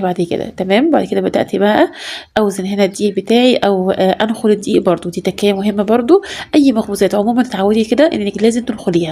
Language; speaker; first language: Arabic; native; Arabic